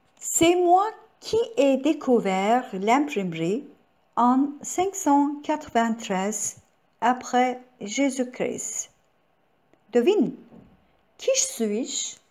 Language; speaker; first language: French; non-native, fluent; Turkish